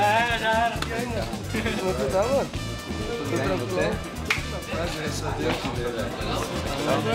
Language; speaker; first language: Portuguese; native; Portuguese